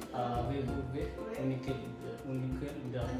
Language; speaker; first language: French; non-native, learner; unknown